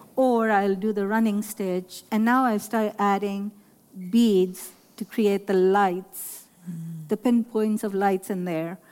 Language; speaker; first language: English; non-native, local second language; Urdu